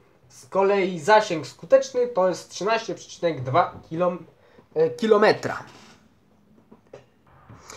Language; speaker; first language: Polish; native; Polish